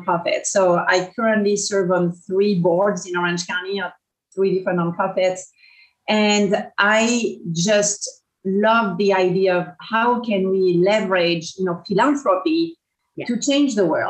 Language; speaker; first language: English; non-native, fluent; French